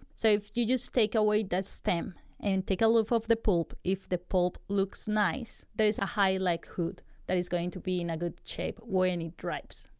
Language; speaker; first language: English; non-native, fluent; Spanish